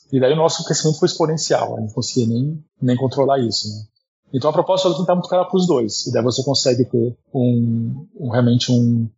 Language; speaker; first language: Portuguese; early bilingual, heritage; Portuguese